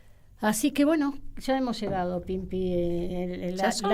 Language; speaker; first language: Spanish; native; Spanish